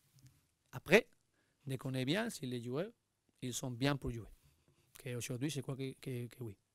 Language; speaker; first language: French; non-native, learner; Spanish